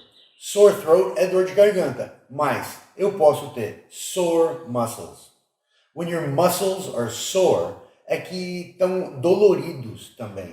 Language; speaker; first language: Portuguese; non-native, fluent; English